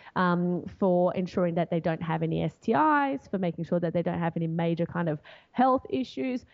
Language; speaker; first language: English; non-native, fluent; Portuguese